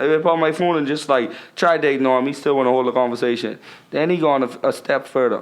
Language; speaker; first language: English; native; English